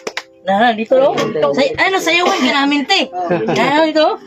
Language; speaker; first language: Filipino; non-native, local second language; Cebuano